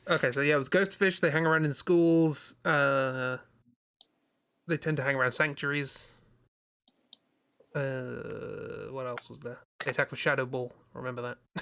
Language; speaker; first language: English; native; English